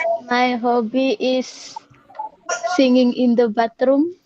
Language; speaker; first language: English; non-native, learner; Indonesian